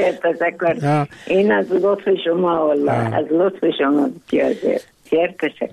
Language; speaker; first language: Persian; non-native, learner; Arabic